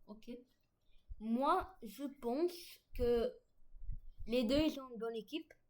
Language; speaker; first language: French; non-native, learner; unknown